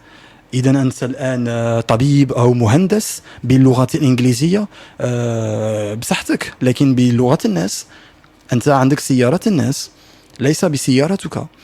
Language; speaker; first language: Arabic; non-native, learner; French